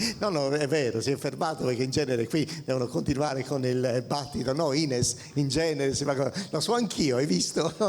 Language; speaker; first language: Italian; native; Italian